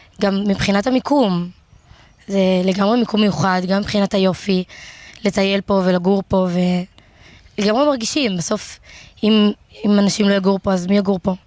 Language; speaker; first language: Hebrew; native; Hebrew